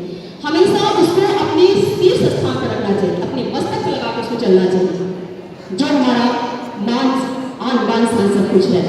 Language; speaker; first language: Hindi; native; Hindi